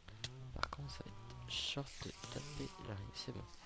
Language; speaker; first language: French; native; French